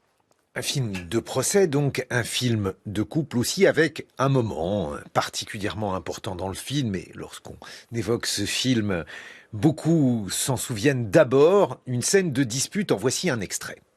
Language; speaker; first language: French; native; French